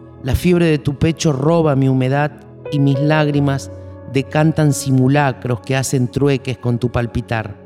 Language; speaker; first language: Spanish; native; Spanish